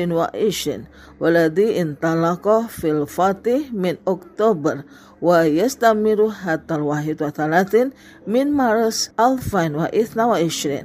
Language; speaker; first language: Arabic; non-native, fluent; Indonesian